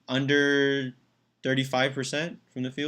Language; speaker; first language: English; native; English